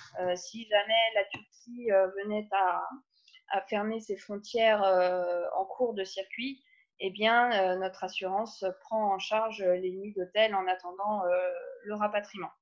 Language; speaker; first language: French; native; French